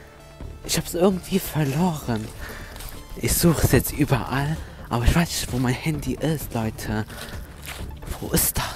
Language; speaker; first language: German; early bilingual, other home language; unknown